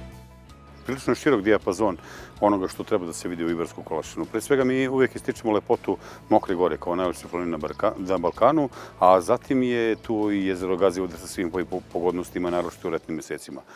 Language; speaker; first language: Croatian; native; Croatian